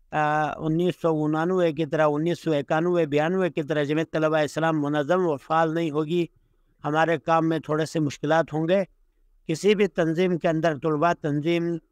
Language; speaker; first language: Urdu; non-native, local second language; Shina